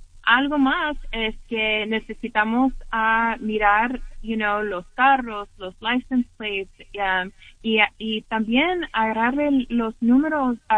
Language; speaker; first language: Spanish; early bilingual, heritage; English